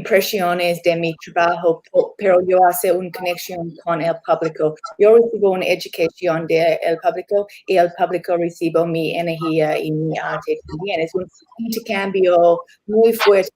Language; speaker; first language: Spanish; non-native, learner; English